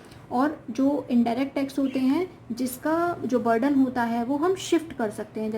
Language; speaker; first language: Hindi; native; Hindi